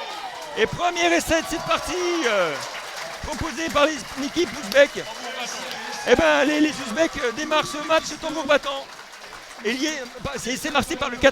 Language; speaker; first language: French; native; French